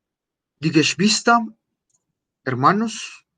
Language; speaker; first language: German; non-native, learner; Spanish